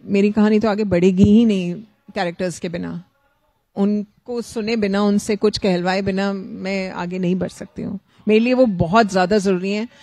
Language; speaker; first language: Hindi; native; Hindi